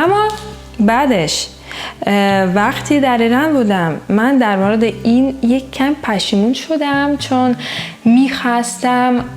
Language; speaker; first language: Persian; non-native, learner; Russian